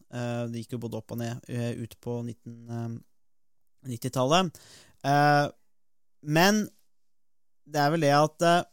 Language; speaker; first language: Norwegian; native; Norwegian